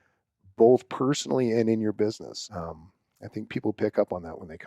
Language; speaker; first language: English; native; English